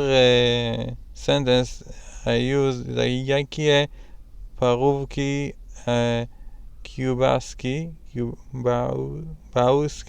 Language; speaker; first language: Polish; non-native, learner; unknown